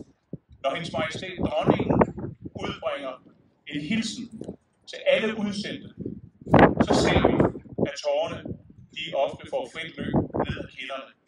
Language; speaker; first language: Danish; native; Danish